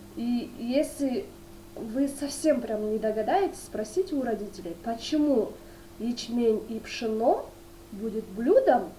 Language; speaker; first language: Russian; non-native, local second language; Kyrgyz